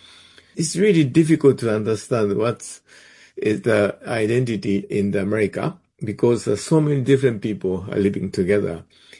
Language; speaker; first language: English; non-native, fluent; Japanese